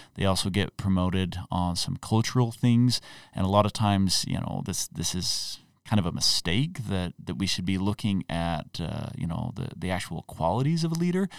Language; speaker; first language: English; native; English